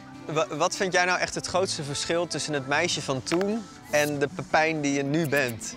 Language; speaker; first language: Dutch; native; Dutch